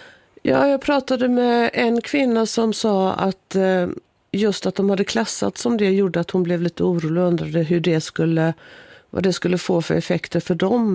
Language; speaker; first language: Swedish; native; Swedish